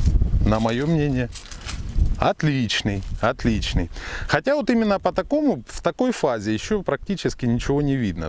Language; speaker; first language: Russian; native; Russian